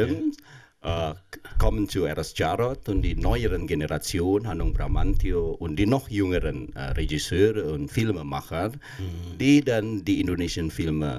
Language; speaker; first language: German; non-native, fluent; Indonesian